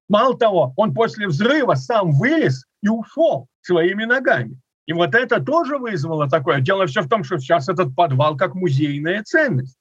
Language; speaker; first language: Russian; native; Russian